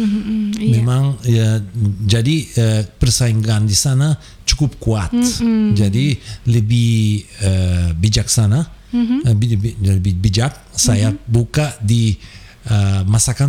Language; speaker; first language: Indonesian; non-native, fluent; Portuguese